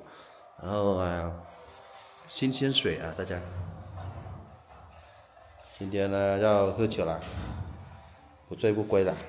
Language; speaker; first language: Chinese; non-native, learner; Vietnamese